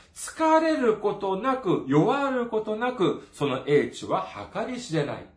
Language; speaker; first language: Japanese; non-native, fluent; Korean